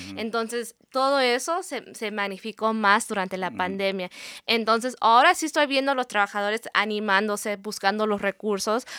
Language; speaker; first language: Spanish; early bilingual, heritage; Spanish